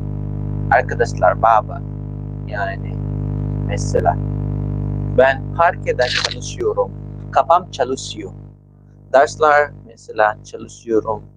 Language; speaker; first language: Turkish; non-native, learner; Filipino